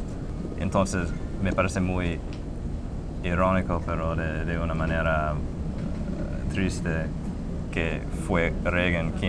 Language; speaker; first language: Spanish; non-native, fluent; English